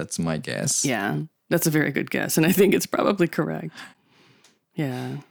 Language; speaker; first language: English; non-native, learner; Japanese